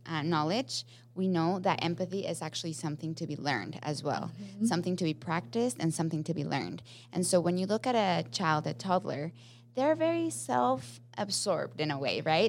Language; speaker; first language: English; non-native, fluent; Spanish